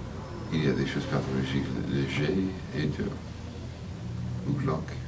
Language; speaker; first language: French; non-native, fluent; English